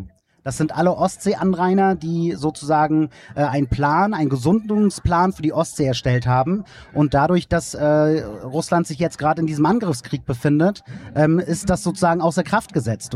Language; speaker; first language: German; native; German